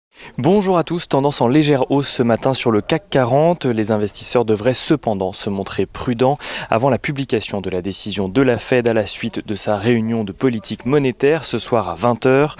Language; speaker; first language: French; native; French